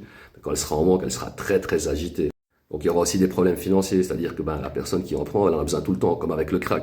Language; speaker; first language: French; native; French